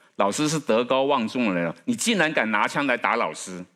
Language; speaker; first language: Chinese; native; Chinese